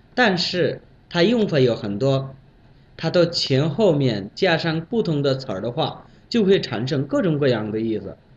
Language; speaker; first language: Chinese; non-native, fluent; Bangla